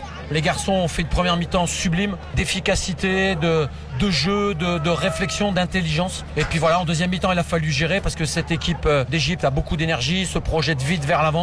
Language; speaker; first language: French; native; French